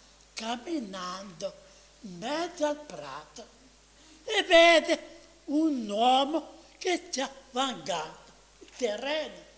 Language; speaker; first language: Italian; non-native, fluent; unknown